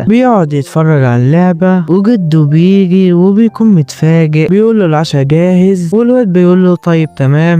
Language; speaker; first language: Arabic; native; Arabic